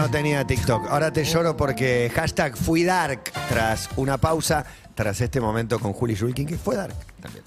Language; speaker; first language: Spanish; native; Spanish